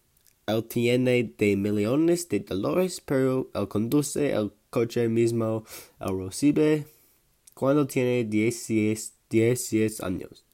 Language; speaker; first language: Spanish; non-native, learner; English